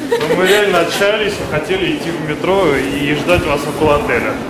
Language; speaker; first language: Russian; native; Russian